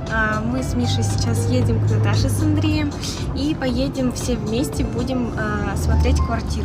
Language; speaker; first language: Russian; native; Russian